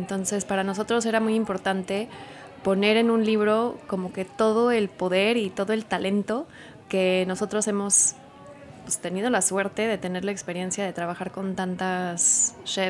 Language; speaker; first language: Spanish; early bilingual, heritage; Spanish